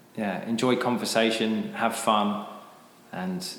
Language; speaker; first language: English; native; English